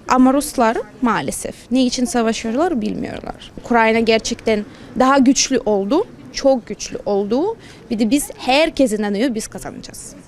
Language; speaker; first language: Turkish; non-native, learner; Ukrainian